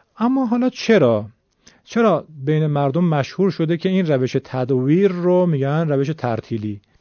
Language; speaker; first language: Persian; native; Persian